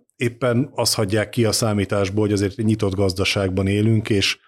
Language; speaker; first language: Hungarian; native; Hungarian